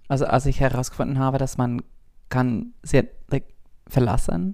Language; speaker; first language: German; non-native, fluent; English